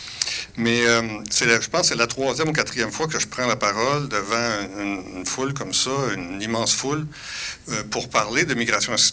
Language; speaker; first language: French; native; French